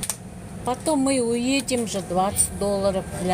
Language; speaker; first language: Russian; non-native, local second language; Kazakh